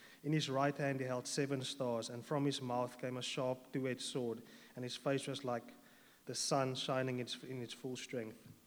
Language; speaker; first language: English; non-native, local second language; Afrikaans